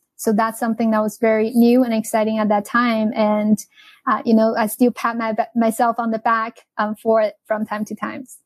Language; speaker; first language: English; non-native, fluent; Chinese